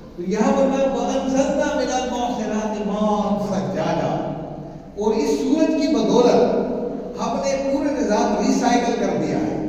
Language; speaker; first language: Urdu; native; Urdu